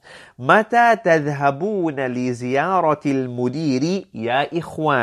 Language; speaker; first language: Arabic; non-native, fluent; English